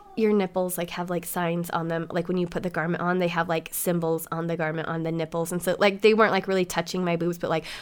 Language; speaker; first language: English; native; English